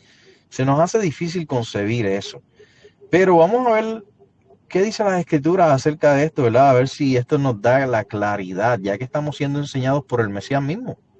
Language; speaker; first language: Spanish; native; Spanish